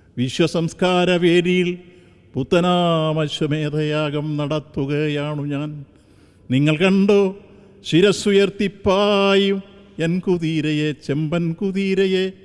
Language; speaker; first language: Malayalam; native; Malayalam